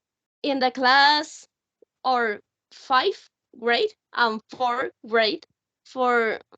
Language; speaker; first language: English; non-native, learner; Spanish